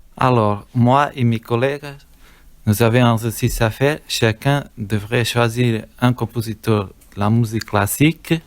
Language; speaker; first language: French; non-native, learner; Portuguese